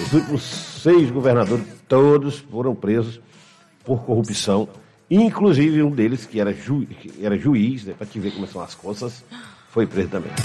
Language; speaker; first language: Portuguese; native; Portuguese